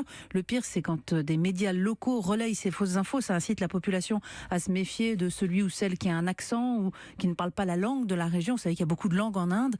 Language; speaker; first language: French; native; French